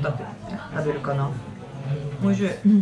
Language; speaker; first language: Japanese; non-native, learner; French